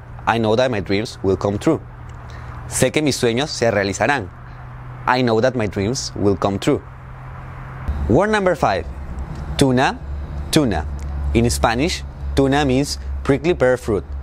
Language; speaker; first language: English; non-native, fluent; Spanish